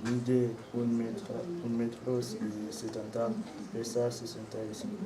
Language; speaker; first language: Spanish; non-native, learner; French